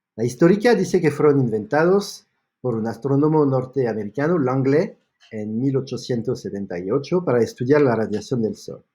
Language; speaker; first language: Spanish; non-native, fluent; French